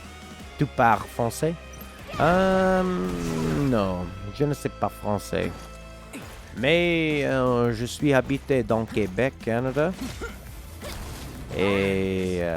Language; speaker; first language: French; non-native, learner; English